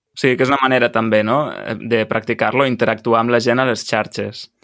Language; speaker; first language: Catalan; native; Catalan